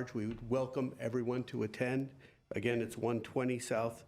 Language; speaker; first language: English; early bilingual, other home language; Armenian